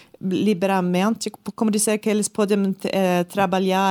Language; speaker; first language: Portuguese; non-native, learner; Swedish